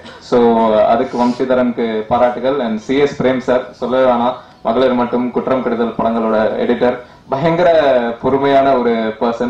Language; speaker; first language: Tamil; native; Tamil